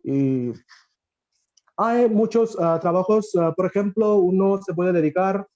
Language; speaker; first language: Spanish; non-native, fluent; Bangla